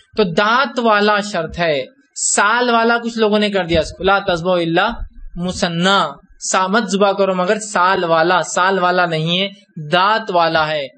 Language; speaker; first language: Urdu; native; Urdu